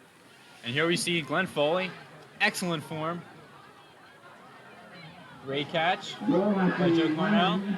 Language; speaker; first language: English; native; English